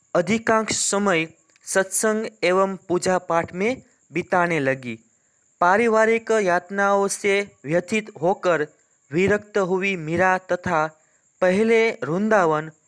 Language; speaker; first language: Hindi; non-native, local second language; Gujarati